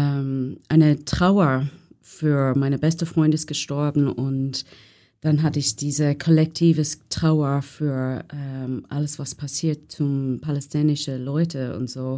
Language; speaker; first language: German; non-native, learner; English